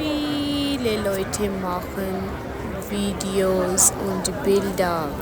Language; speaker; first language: German; non-native, learner; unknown